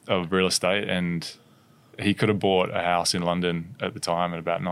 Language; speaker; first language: English; native; English